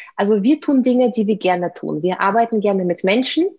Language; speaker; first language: German; non-native, fluent; Russian